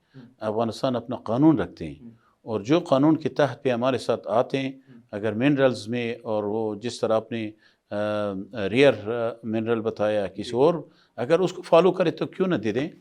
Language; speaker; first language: Hindi; non-native, fluent; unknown